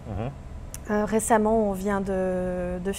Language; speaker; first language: French; native; French